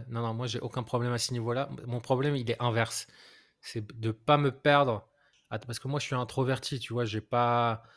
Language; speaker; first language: French; non-native, local second language; Arabic